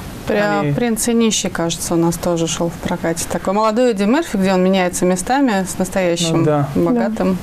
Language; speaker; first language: Russian; native; Russian